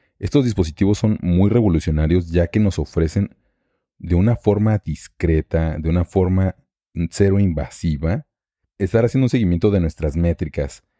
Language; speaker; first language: Spanish; native; Spanish